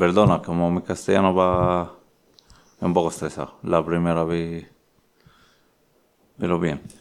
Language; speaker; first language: Spanish; non-native, learner; Arabic